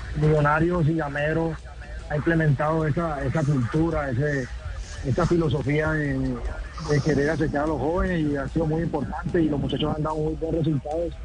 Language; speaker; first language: Spanish; native; Spanish